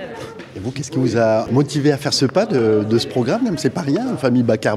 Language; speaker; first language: French; native; French